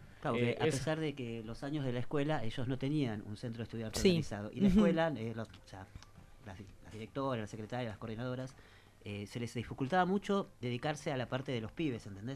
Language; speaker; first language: Spanish; native; Spanish